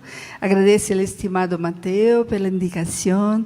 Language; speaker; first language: Spanish; non-native, learner; Portuguese